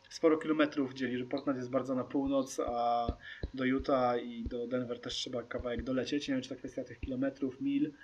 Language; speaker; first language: Polish; native; Polish